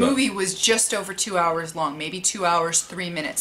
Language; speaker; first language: English; native; English